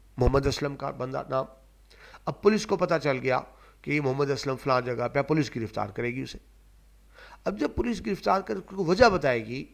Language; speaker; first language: Urdu; non-native, local second language; Punjabi